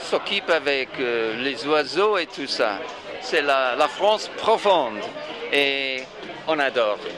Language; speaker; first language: French; non-native, fluent; English